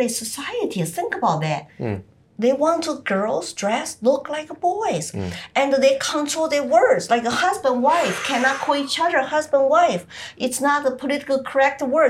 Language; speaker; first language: English; non-native, fluent; Chinese